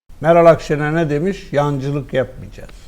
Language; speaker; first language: Turkish; native; Turkish